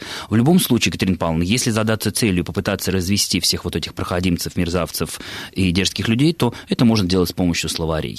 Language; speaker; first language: Russian; native; Russian